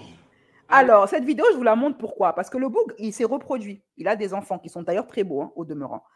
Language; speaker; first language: French; native; French